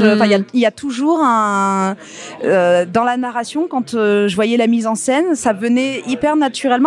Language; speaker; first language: French; native; French